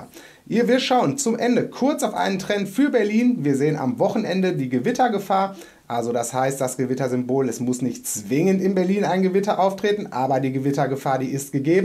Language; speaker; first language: German; native; German